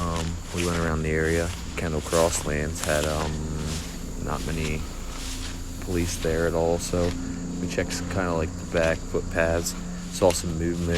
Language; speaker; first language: English; native; English